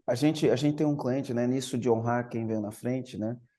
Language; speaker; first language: Portuguese; native; Portuguese